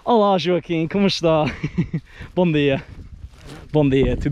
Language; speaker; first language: Portuguese; non-native, learner; English